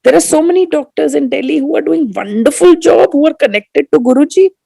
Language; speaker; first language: English; non-native, local second language; Hindi